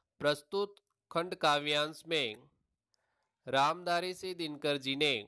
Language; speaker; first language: Hindi; non-native, local second language; Gujarati